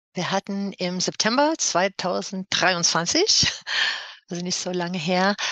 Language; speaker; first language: German; non-native, fluent; English